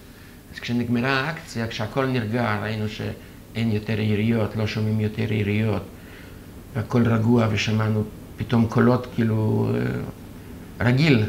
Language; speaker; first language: Hebrew; non-native, fluent; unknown